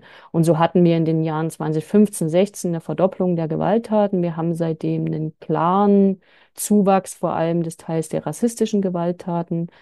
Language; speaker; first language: German; native; German